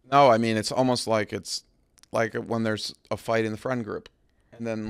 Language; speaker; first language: English; native; English